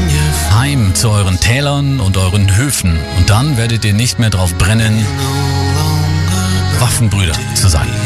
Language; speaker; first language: German; native; German